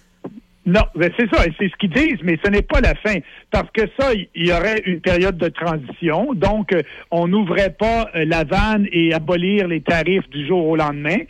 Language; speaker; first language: French; native; French